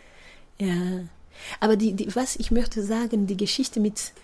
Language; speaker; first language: German; non-native, fluent; Kinyarwanda